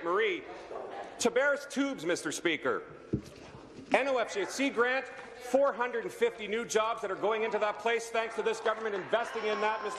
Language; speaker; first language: English; native; English